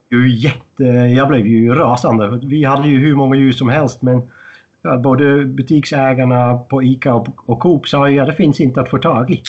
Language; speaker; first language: Swedish; non-native, fluent; Dutch